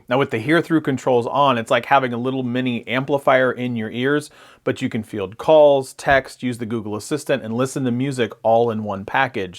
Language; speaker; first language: English; native; English